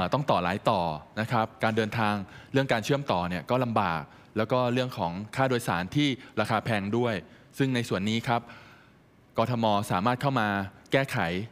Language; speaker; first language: Thai; native; Thai